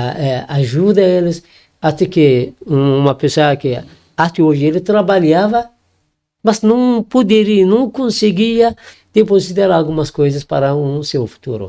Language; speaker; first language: Portuguese; non-native, learner; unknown